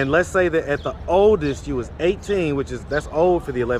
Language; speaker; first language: English; native; English